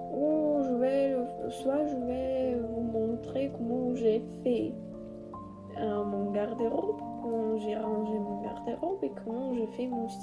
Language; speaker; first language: French; non-native, learner; Russian